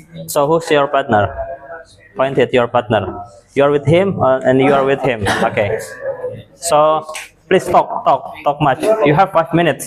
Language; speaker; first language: English; non-native, fluent; Indonesian